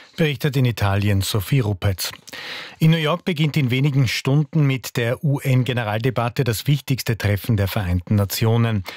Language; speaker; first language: German; native; German